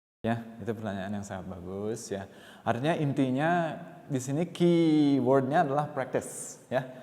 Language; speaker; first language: Indonesian; non-native, local second language; Balinese